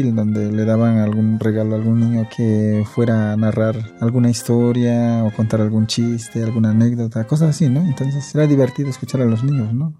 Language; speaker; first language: Spanish; non-native, local second language; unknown